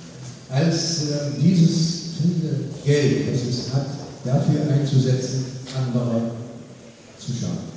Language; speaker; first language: German; non-native, fluent; Arabic